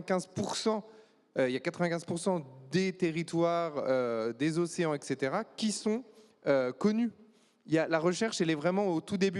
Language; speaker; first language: French; native; French